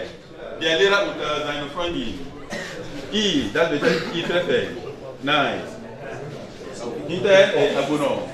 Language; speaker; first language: German; non-native, learner; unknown